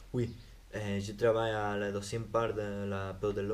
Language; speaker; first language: French; non-native, learner; Spanish